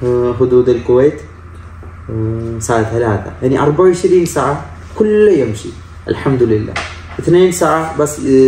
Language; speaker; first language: Arabic; non-native, learner; Malayalam